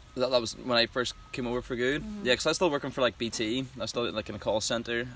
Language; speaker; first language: English; native; English